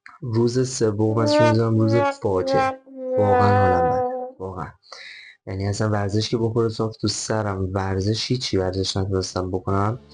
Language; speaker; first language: Persian; native; Persian